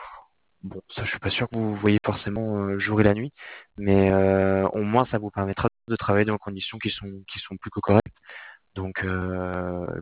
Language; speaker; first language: French; native; French